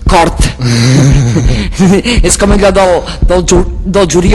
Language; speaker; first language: Catalan; native; Catalan